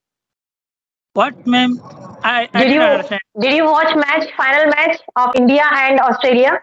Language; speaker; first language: English; non-native, local second language; Pashto